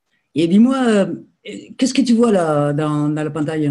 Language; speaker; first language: French; native; French